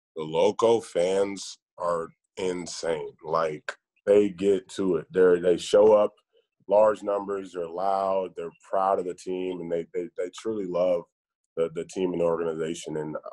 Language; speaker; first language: English; native; English